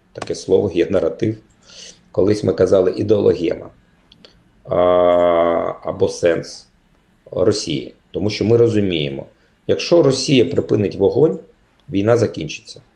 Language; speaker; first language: Ukrainian; native; Ukrainian